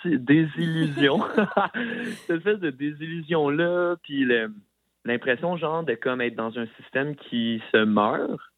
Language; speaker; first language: French; native; French